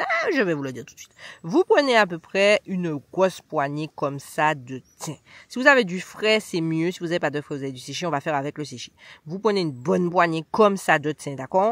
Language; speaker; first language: French; native; French